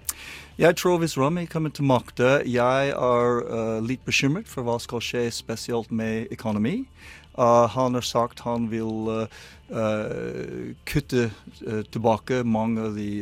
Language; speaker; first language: Norwegian; non-native, learner; English